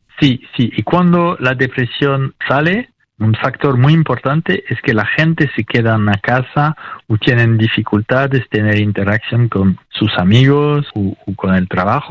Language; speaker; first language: Spanish; non-native, fluent; French